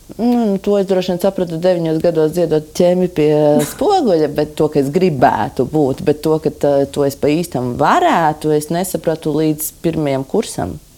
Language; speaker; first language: Latvian; native; Latvian